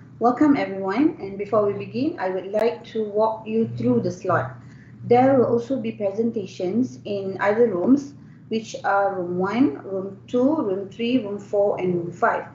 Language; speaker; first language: English; non-native, local second language; Malay